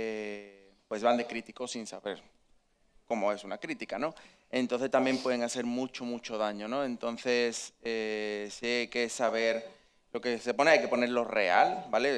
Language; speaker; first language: Spanish; native; Spanish